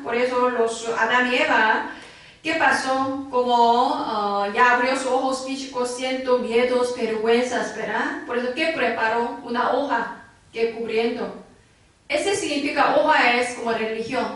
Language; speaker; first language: Spanish; non-native, learner; Korean